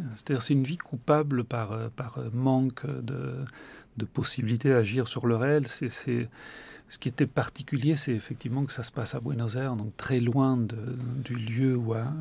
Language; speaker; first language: French; early bilingual, other home language; Spanish